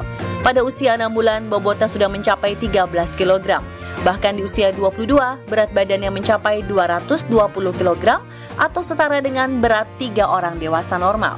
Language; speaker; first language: Indonesian; native; Indonesian